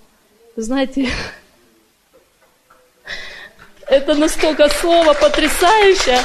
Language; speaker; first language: Russian; native; Russian